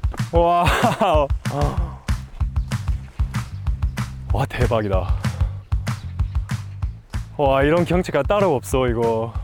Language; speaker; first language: Korean; non-native, fluent; English